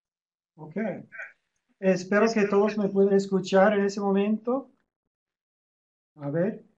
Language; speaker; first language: Spanish; non-native, fluent; English